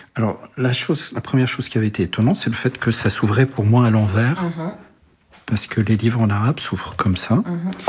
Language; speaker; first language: French; early bilingual, other home language; Arabic